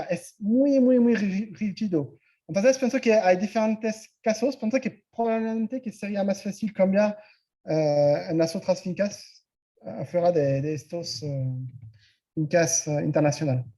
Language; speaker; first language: Spanish; non-native, fluent; French